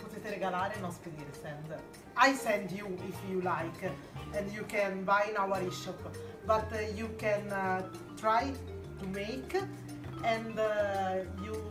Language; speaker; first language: English; non-native, learner; Italian